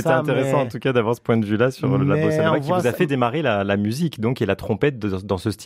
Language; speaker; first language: French; native; French